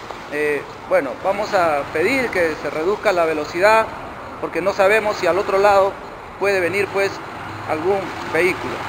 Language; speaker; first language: Spanish; native; Spanish